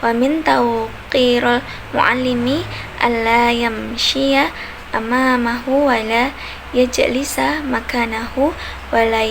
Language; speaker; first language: Arabic; non-native, learner; Indonesian